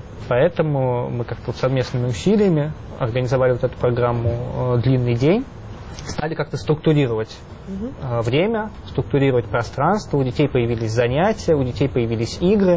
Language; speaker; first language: Russian; native; Russian